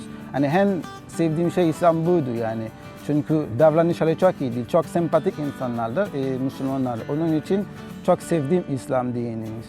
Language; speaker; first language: Turkish; non-native, learner; Haitian Creole